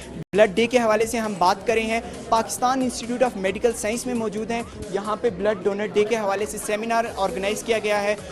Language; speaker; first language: Urdu; native; Urdu